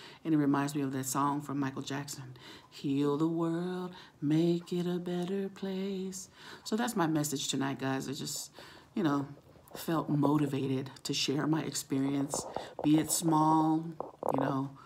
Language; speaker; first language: English; native; English